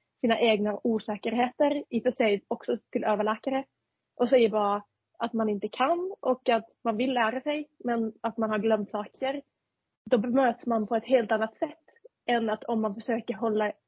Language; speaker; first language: Swedish; non-native, fluent; Finnish